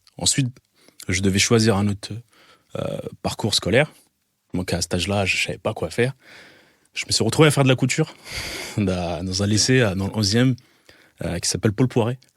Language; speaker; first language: French; non-native, local second language; Arabic